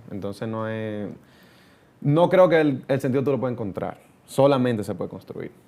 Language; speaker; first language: Spanish; native; Spanish